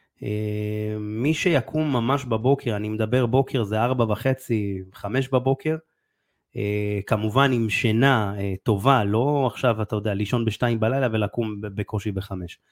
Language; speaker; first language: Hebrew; native; Hebrew